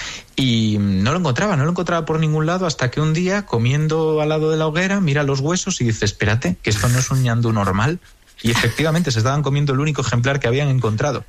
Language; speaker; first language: Spanish; native; Spanish